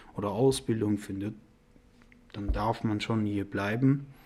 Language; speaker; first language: German; non-native, fluent; Persian